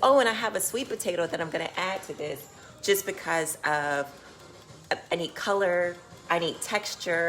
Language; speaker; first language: English; native; English